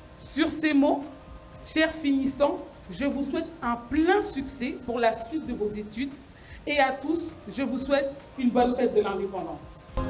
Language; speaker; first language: French; early bilingual, other home language; Lingala